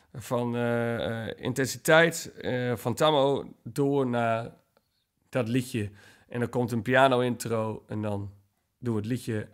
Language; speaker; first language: Dutch; native; Dutch